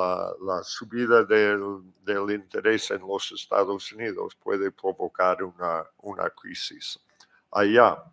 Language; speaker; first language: Spanish; non-native, fluent; English